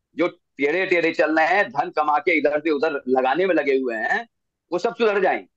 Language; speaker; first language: Hindi; native; Hindi